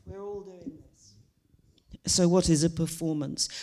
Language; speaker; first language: English; native; English